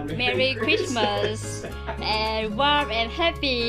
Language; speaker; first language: English; non-native, learner; Vietnamese